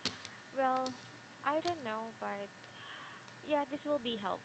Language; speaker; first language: English; non-native, fluent; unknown